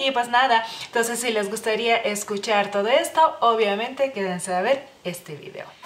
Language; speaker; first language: Spanish; non-native, fluent; Lithuanian